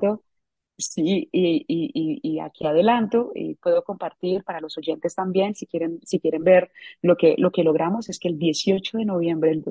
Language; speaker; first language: Spanish; native; Spanish